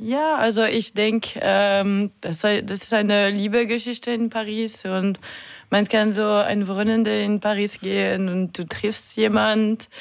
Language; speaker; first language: German; non-native, learner; French